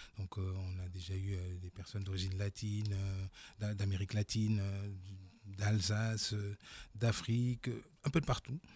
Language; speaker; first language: French; non-native, local second language; Wolof